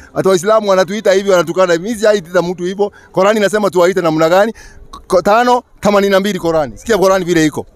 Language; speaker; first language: Swahili; non-native, local second language; Kikuyu